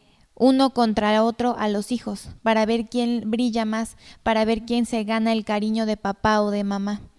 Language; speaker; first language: Spanish; native; Spanish